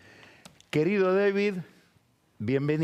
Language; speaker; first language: Spanish; native; Spanish